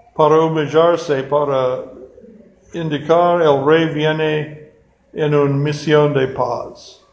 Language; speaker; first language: Spanish; non-native, fluent; English